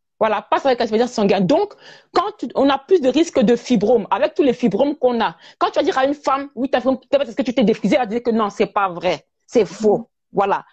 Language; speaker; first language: French; native; French